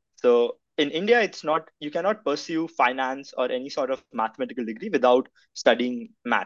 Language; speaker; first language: English; non-native, local second language; Hindi